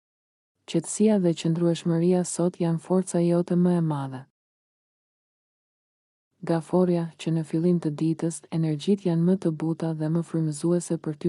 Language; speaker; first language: Albanian; native; Albanian